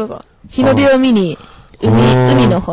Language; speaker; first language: Japanese; native; Japanese